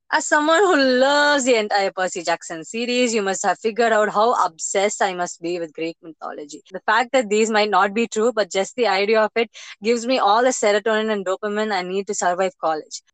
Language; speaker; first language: English; non-native, local second language; Tamil